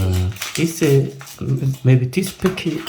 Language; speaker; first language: English; non-native, learner; Korean